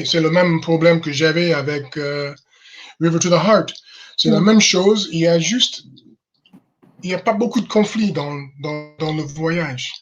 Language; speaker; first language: French; non-native, fluent; English